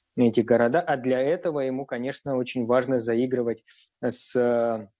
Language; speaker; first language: Russian; native; Russian